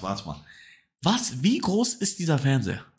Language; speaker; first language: German; native; German